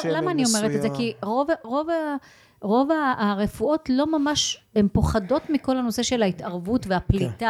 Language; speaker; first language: Hebrew; non-native, fluent; Russian